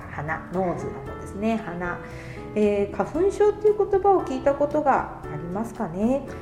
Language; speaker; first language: Japanese; native; Japanese